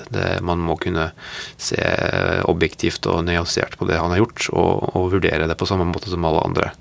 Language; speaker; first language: Norwegian; non-native, fluent; English